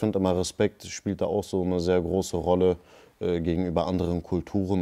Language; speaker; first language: German; early bilingual, other home language; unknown